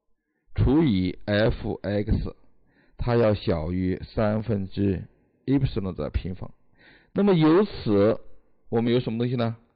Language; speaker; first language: Chinese; native; Chinese